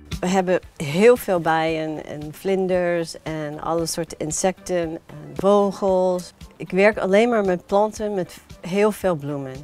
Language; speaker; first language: Dutch; non-native, fluent; English